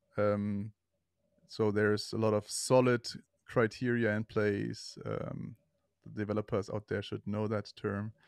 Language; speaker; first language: English; non-native, fluent; German